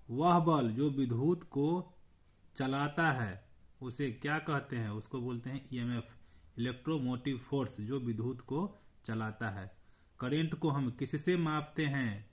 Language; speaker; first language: Hindi; native; Hindi